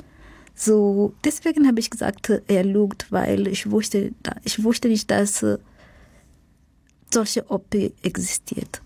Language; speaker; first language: German; non-native, fluent; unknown